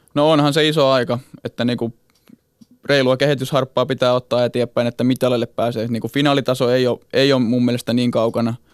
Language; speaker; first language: Finnish; native; Finnish